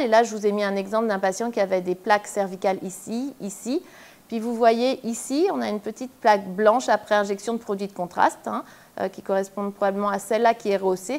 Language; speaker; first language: French; native; French